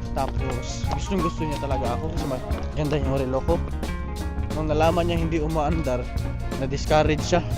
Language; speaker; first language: Filipino; non-native, local second language; Cebuano